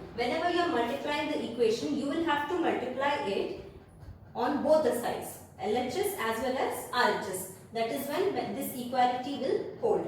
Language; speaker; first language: English; non-native, local second language; Hindi